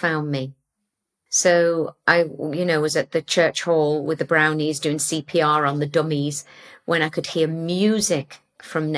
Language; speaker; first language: English; native; English